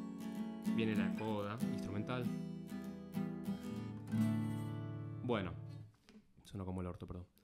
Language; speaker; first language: Spanish; native; Spanish